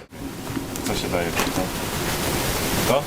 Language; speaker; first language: Polish; native; Polish